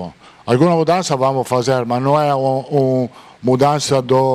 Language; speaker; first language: Portuguese; non-native, fluent; Italian